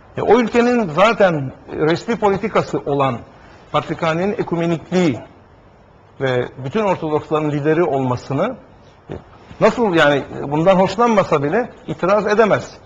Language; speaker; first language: Turkish; native; Turkish